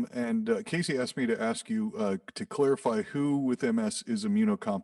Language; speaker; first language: English; native; English